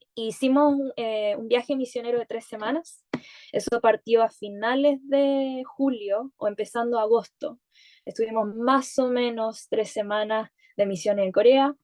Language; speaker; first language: Spanish; native; Spanish